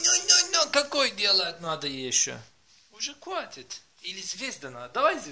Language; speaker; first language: Russian; non-native, learner; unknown